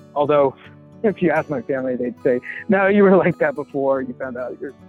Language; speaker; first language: English; native; English